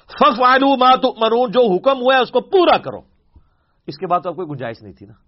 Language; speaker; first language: Urdu; non-native, local second language; Punjabi